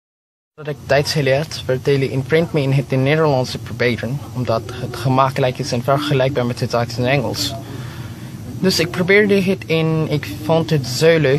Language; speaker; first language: Dutch; non-native, learner; Filipino